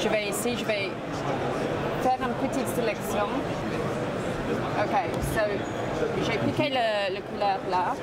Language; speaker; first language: French; non-native, fluent; English